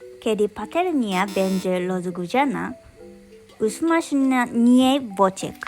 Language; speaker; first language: Polish; non-native, learner; Japanese